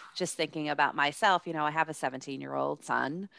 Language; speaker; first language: English; native; English